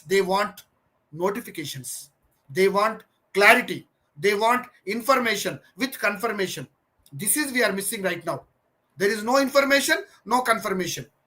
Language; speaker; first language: English; non-native, local second language; Telugu